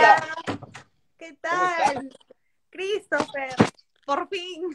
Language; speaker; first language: Spanish; native; Spanish